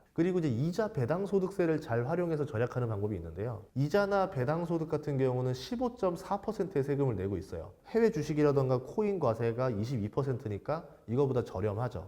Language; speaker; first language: Korean; native; Korean